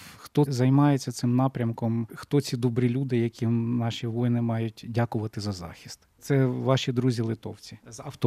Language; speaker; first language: Ukrainian; native; Ukrainian